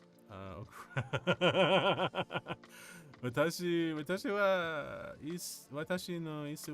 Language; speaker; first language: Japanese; non-native, learner; English